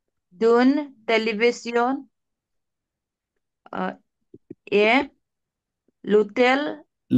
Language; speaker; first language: French; non-native, learner; Bangla